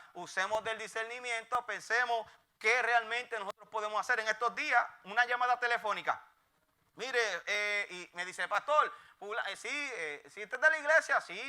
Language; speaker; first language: Spanish; native; Spanish